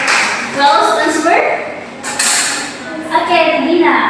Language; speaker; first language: English; non-native, learner; Indonesian